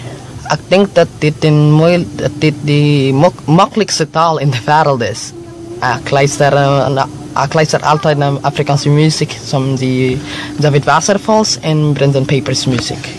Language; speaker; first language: Dutch; non-native, learner; Filipino